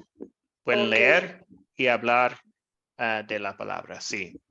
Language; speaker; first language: Spanish; non-native, fluent; English